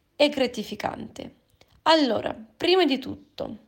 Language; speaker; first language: Italian; non-native, fluent; Russian